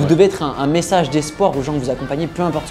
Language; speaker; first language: French; native; French